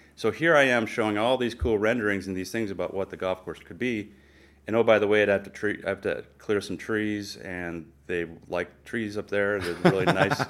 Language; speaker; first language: English; native; English